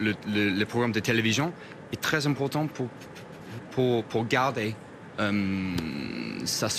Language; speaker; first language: French; non-native, fluent; English